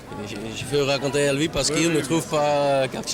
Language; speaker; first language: French; non-native, learner; Dutch